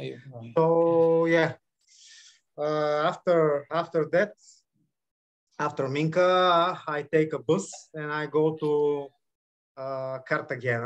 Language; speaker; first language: English; non-native, learner; Bulgarian